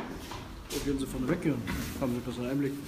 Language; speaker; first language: German; native; German